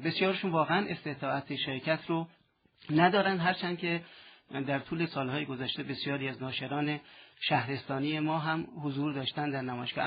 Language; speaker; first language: Persian; native; Persian